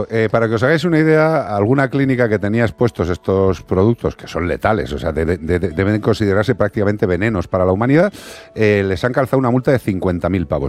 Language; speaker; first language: Spanish; native; Spanish